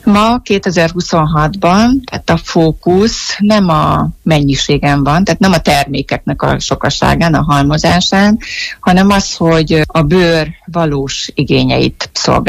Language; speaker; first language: Hungarian; native; Hungarian